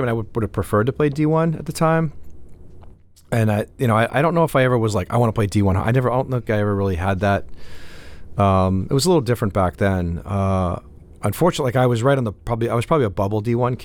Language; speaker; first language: English; native; English